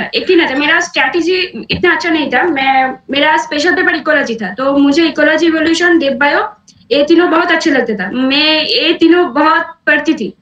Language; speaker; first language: Hindi; non-native, local second language; Bangla